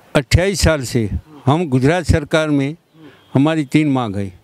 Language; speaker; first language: Hindi; non-native, local second language; Gujarati